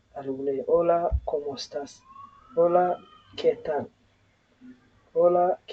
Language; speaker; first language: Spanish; non-native, learner; Somali